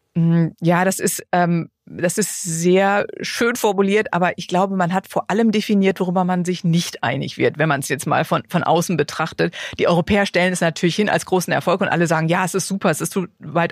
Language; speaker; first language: German; native; German